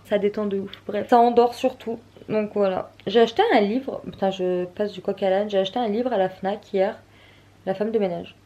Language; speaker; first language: French; native; French